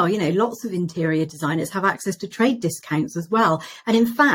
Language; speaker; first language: English; native; English